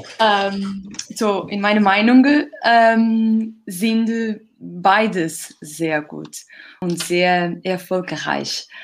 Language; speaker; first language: German; non-native, learner; Portuguese